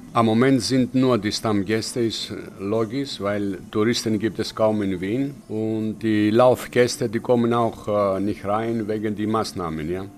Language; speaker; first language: German; non-native, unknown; Greek